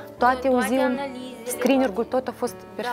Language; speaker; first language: Romanian; native; Romanian